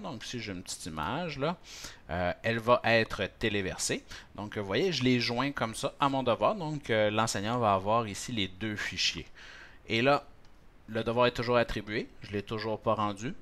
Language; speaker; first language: French; native; French